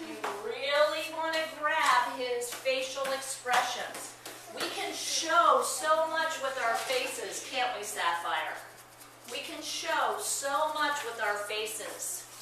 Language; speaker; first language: English; native; English